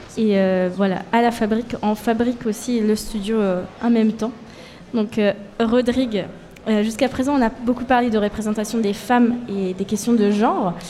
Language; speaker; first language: French; native; French